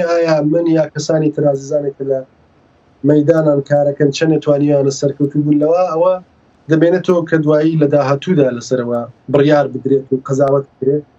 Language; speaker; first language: Central Kurdish; early bilingual, heritage; Central Kurdish